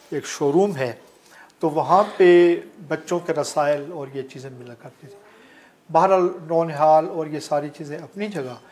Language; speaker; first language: Urdu; non-native, local second language; Saraiki